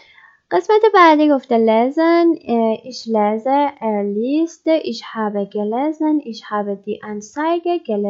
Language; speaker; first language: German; non-native, learner; Persian